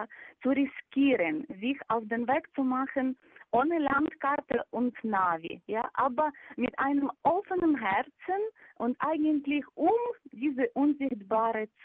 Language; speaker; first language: German; non-native, fluent; Ukrainian